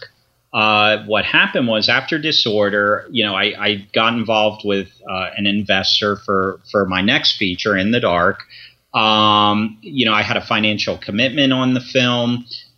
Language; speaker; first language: English; native; English